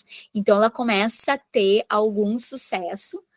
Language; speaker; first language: Portuguese; native; Portuguese